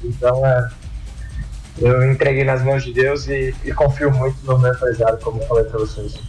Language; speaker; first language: Portuguese; native; Portuguese